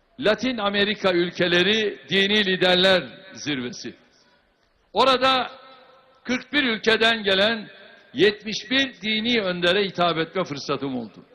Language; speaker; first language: Turkish; native; Turkish